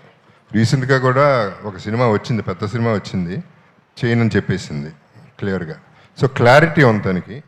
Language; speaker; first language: Telugu; native; Telugu